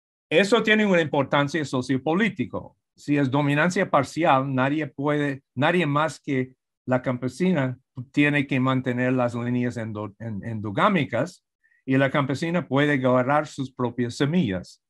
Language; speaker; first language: Spanish; non-native, fluent; English